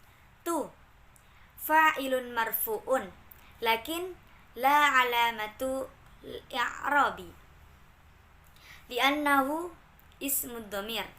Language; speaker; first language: Arabic; non-native, learner; Indonesian